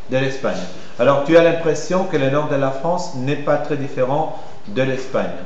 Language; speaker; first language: French; non-native, fluent; Spanish